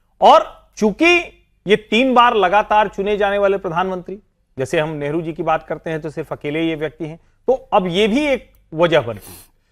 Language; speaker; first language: Hindi; native; Hindi